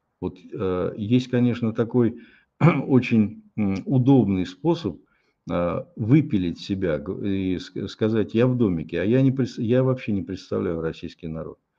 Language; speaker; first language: Russian; native; Russian